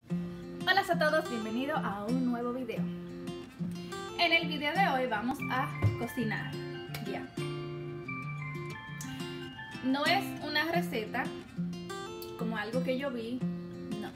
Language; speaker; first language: Spanish; early bilingual, heritage; Spanish